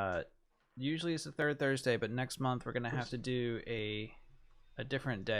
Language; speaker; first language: English; native; English